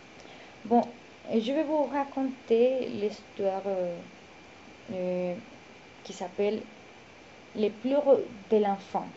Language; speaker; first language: French; non-native, learner; Spanish